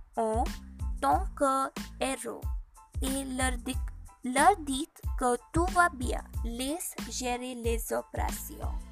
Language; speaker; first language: French; non-native, learner; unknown